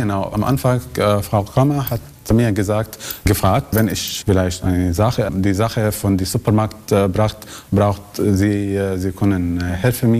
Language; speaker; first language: German; non-native, learner; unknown